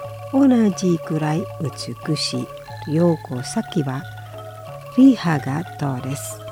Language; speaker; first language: Japanese; non-native, fluent; Indonesian